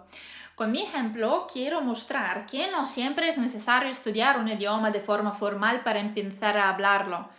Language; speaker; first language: Spanish; non-native, fluent; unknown